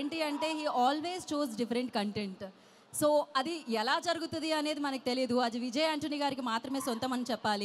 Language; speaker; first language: Telugu; native; Telugu